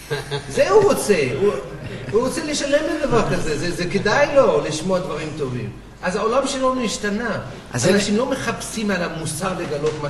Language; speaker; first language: Hebrew; non-native, learner; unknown